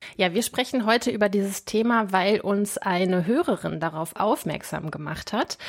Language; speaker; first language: German; native; German